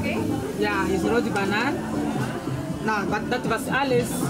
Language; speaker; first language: Dutch; non-native, learner; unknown